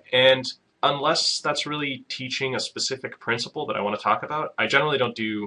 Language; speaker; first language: English; native; English